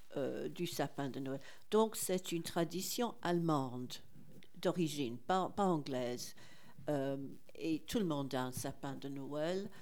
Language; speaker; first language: French; non-native, fluent; English